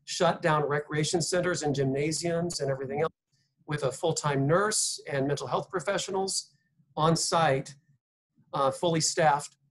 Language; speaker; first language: English; native; English